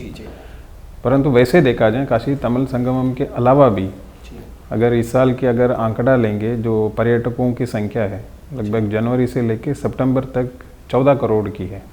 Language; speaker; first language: Hindi; non-native, local second language; Tamil